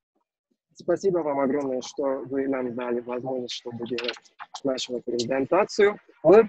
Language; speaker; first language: Russian; non-native, learner; Turkish